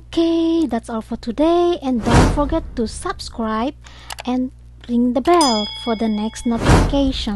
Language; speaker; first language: English; non-native, learner; Indonesian